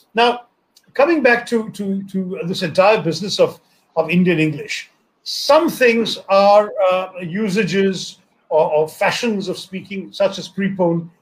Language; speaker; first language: English; non-native, local second language; Malayalam